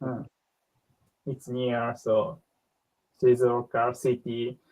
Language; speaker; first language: English; non-native, learner; Japanese